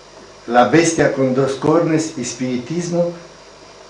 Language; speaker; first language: Spanish; non-native, learner; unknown